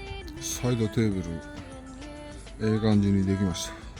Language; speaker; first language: Japanese; native; Japanese